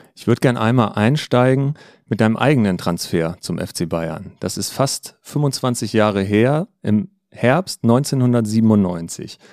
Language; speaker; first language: German; native; German